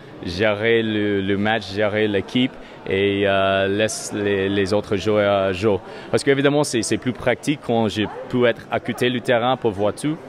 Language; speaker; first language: French; non-native, learner; English